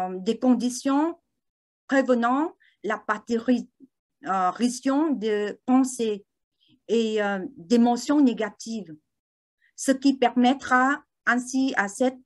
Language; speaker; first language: French; non-native, learner; Vietnamese